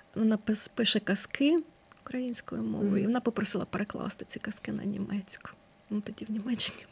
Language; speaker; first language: Ukrainian; native; Ukrainian